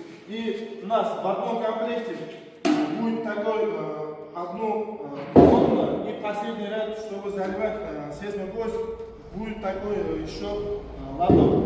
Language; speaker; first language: Russian; non-native, fluent; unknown